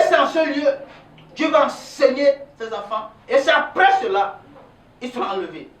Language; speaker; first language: French; non-native, local second language; Ewe